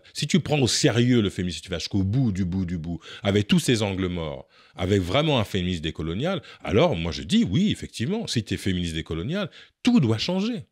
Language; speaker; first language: French; native; French